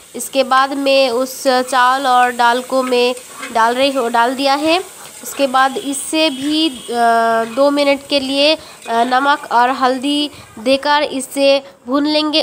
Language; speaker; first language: Hindi; non-native, local second language; Bangla